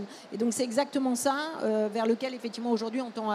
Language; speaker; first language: French; native; French